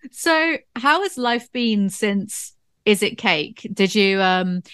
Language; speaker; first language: English; native; English